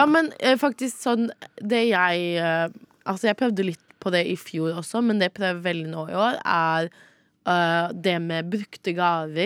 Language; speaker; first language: Norwegian; native; Norwegian